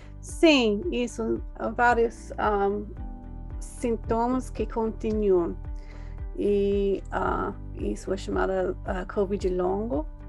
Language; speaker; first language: Portuguese; non-native, fluent; English